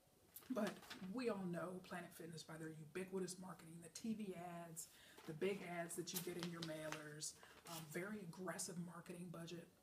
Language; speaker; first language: English; native; English